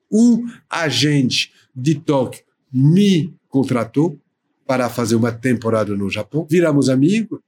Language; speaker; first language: Portuguese; non-native, fluent; French